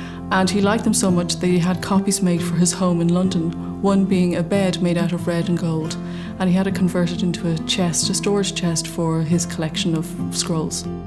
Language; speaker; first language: English; native; English